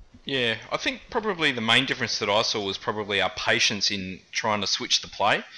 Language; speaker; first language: English; native; English